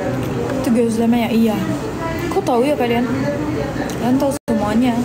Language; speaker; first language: Indonesian; non-native, fluent; Turkish